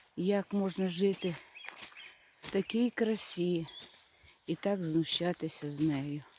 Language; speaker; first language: Ukrainian; non-native, local second language; Russian